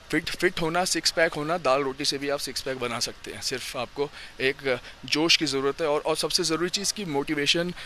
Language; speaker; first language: Hindi; native; Hindi